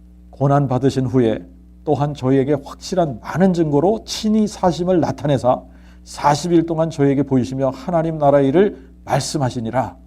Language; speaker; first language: Korean; native; Korean